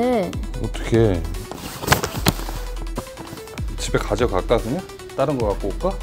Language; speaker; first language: Korean; native; Korean